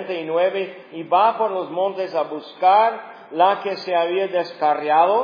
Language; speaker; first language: Spanish; non-native, fluent; English